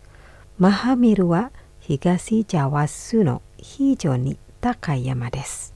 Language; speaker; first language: Japanese; non-native, fluent; Indonesian